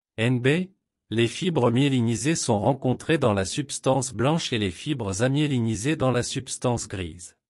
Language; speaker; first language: French; non-native, local second language; Wolof